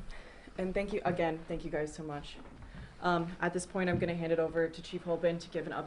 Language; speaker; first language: English; native; English